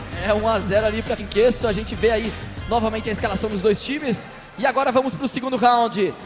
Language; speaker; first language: Portuguese; native; Portuguese